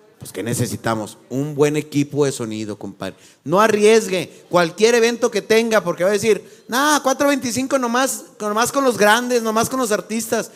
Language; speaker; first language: Spanish; native; Spanish